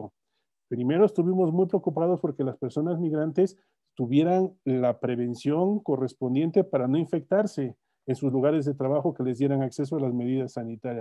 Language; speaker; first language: Spanish; native; Spanish